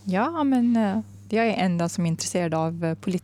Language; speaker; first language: Swedish; non-native, fluent; Arabic